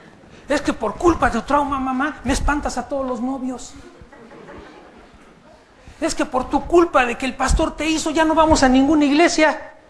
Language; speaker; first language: Spanish; native; Spanish